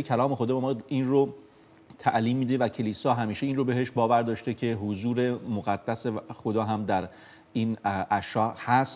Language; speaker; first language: Persian; native; Persian